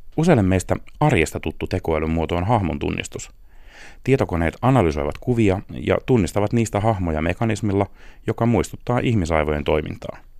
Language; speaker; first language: Finnish; native; Finnish